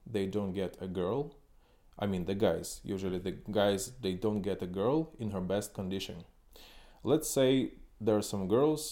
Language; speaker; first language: English; non-native, fluent; Ukrainian